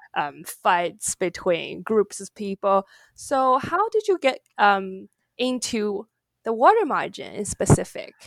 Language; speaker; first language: English; non-native, fluent; Chinese